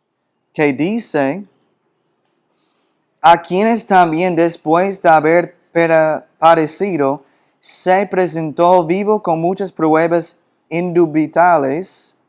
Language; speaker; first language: Spanish; non-native, fluent; English